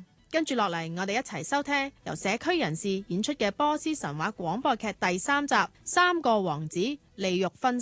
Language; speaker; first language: Chinese; non-native, local second language; Cantonese